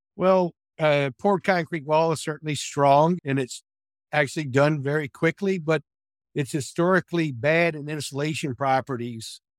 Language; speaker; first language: English; native; English